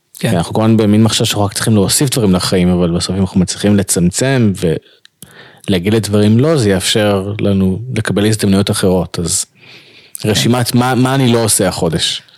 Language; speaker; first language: Hebrew; native; Hebrew